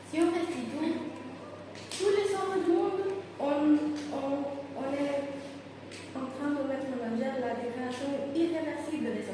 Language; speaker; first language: French; non-native, fluent; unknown